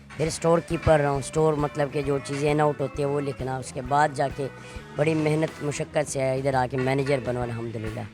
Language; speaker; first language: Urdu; non-native, local second language; Pashto